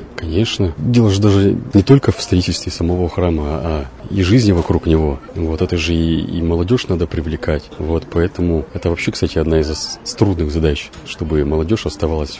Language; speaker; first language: Russian; native; Russian